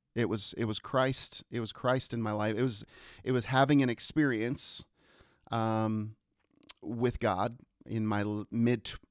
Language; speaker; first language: English; early bilingual, other home language; German